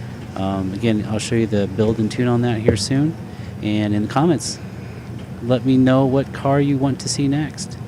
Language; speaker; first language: English; native; English